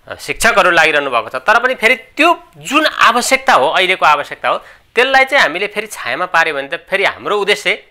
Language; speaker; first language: Nepali; native; Nepali